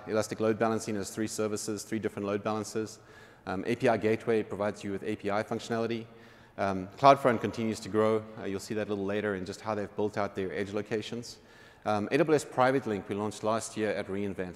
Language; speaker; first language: English; native; English